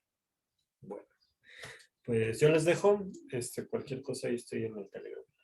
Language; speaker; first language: Spanish; native; Spanish